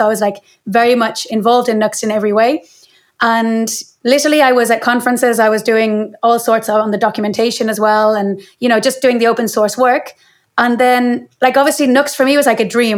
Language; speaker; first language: English; native; English